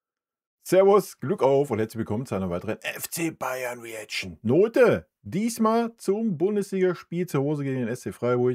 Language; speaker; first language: German; native; German